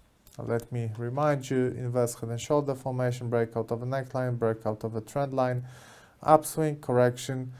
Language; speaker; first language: English; non-native, fluent; Polish